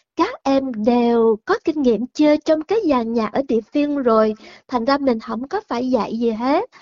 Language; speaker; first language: Vietnamese; early bilingual, heritage; Vietnamese